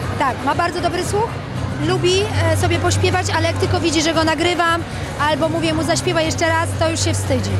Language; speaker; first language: Polish; early bilingual, other home language; Russian